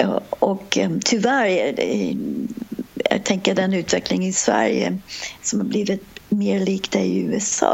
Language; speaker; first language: Swedish; non-native, fluent; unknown